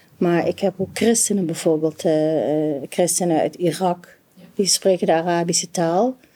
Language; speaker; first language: Dutch; non-native, fluent; Arabic